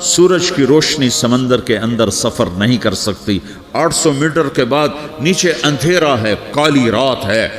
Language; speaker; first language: Urdu; non-native, local second language; Punjabi